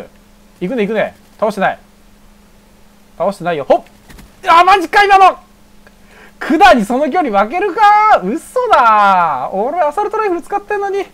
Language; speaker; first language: Japanese; native; Japanese